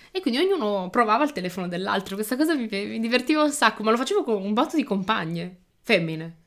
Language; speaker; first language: Italian; early bilingual, other home language; Albanian